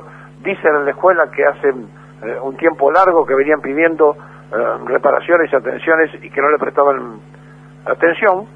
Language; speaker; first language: Spanish; native; Spanish